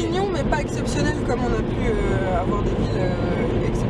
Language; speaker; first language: French; native; French